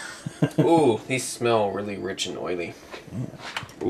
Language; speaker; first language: English; native; English